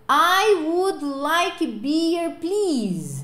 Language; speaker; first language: English; non-native, fluent; Portuguese